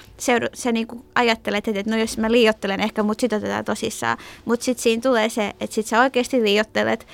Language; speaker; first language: Finnish; early bilingual, other home language; Persian